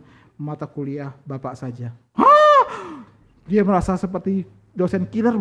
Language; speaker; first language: Indonesian; native; Indonesian